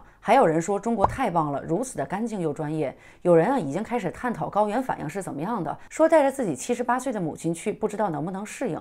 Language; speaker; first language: Chinese; native; Chinese